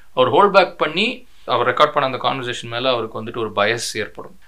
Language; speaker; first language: Tamil; native; Tamil